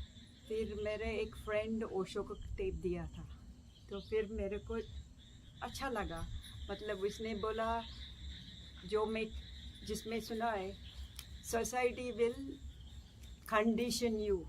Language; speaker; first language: Hindi; non-native, local second language; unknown